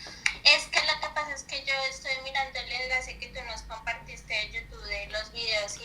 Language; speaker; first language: Spanish; native; Spanish